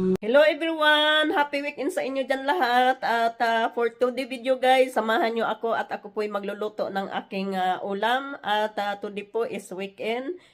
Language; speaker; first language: Filipino; non-native, local second language; Cebuano